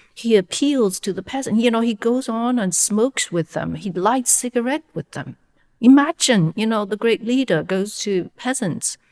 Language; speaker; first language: English; non-native, fluent; Chinese